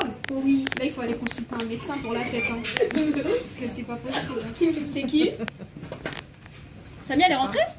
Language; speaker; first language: French; native; French